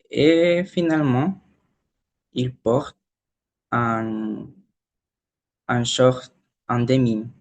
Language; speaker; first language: French; non-native, learner; Spanish